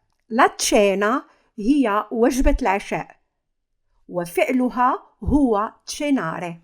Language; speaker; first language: Arabic; native; Arabic